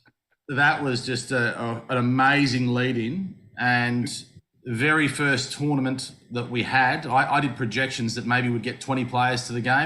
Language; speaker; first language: English; native; English